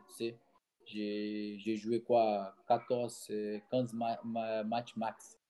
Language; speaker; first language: French; non-native, fluent; Portuguese